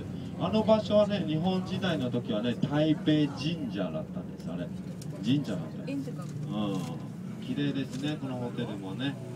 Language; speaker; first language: Japanese; non-native, fluent; Chinese